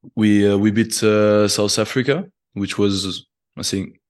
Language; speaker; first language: English; non-native, fluent; French